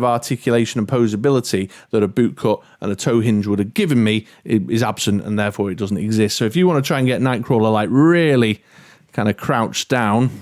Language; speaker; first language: English; native; English